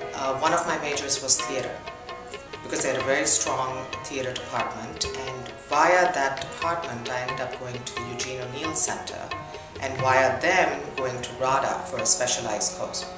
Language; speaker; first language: English; non-native, local second language; Urdu